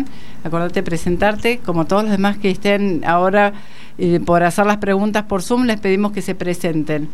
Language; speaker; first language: Spanish; native; Spanish